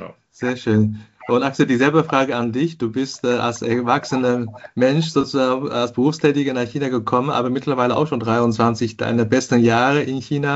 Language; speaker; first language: German; non-native, fluent; Chinese